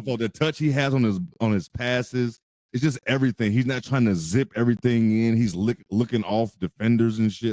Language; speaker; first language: English; native; English